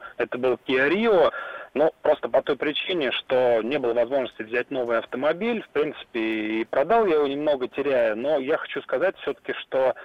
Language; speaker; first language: Russian; native; Russian